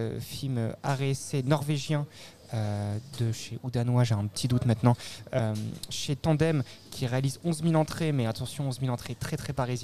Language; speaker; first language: French; native; French